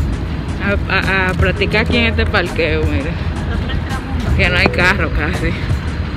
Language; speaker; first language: Spanish; native; Spanish